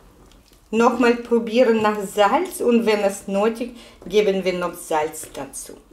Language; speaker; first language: German; non-native, fluent; Russian